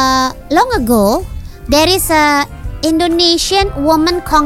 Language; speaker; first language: English; non-native, learner; Indonesian